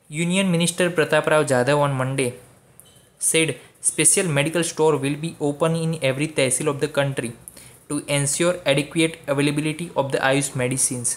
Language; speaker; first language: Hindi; non-native, local second language; Gujarati